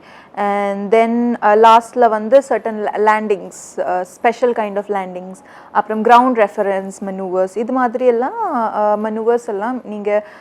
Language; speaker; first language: Tamil; early bilingual, heritage; Tamil